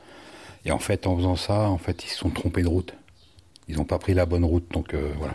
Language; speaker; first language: French; native; French